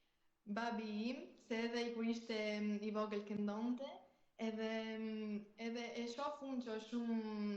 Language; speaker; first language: Albanian; early bilingual, heritage; Albanian